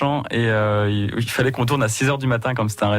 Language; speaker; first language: French; native; French